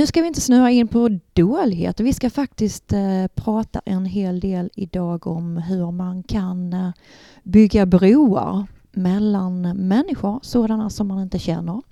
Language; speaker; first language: Swedish; native; Swedish